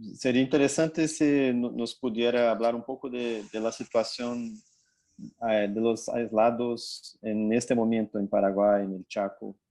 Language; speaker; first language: Spanish; non-native, fluent; Portuguese